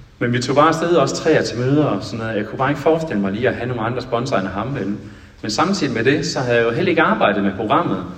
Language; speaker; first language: Danish; native; Danish